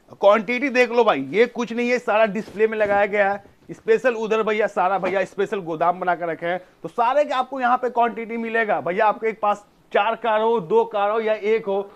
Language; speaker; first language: Hindi; native; Hindi